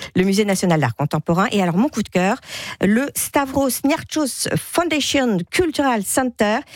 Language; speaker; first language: French; native; French